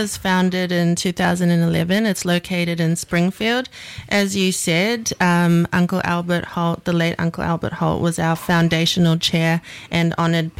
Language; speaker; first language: English; native; English